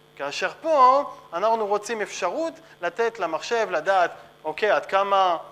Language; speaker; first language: Hebrew; non-native, fluent; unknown